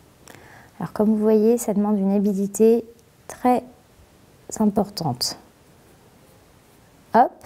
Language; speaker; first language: French; native; French